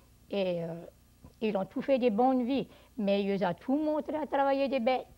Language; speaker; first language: French; early bilingual, heritage; French